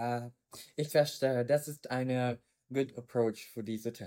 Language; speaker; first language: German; non-native, learner; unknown